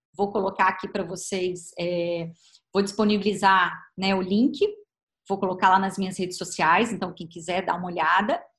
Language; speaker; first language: Portuguese; native; Portuguese